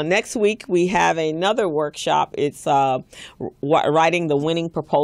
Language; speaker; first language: English; native; English